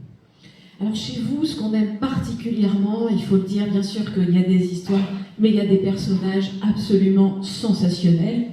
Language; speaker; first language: French; native; French